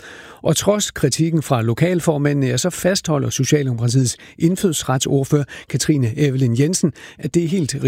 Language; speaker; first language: Danish; native; Danish